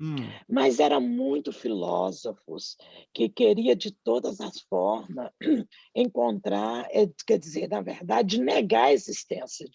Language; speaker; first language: Portuguese; native; Portuguese